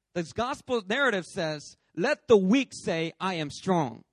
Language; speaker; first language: English; native; English